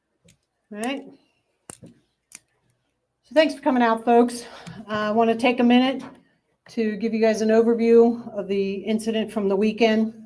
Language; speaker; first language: English; native; English